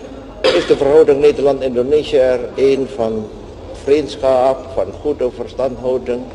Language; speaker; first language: Dutch; non-native, local second language; Javanese